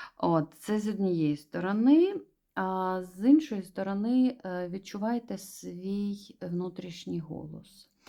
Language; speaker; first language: Ukrainian; non-native, local second language; Russian